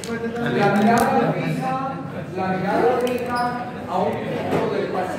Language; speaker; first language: Spanish; native; Spanish